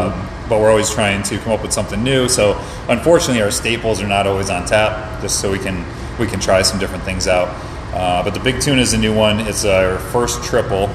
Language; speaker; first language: English; native; English